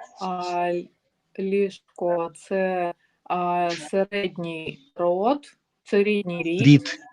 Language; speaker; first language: Ukrainian; non-native, learner; Russian